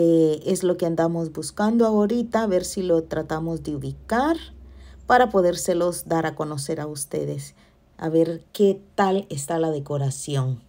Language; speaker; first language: Spanish; native; Spanish